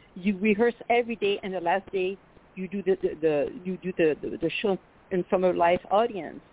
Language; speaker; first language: English; non-native, fluent; French